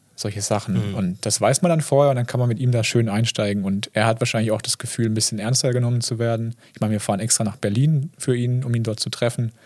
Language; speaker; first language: German; native; German